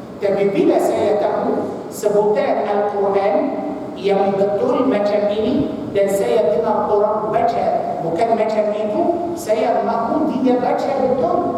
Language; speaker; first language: Malay; non-native, fluent; Arabic